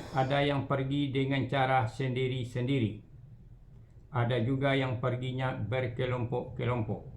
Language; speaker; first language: Malay; non-native, local second language; Minangkabau